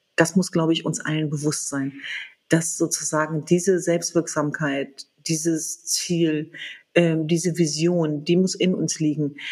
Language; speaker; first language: German; early bilingual, other home language; Kurdish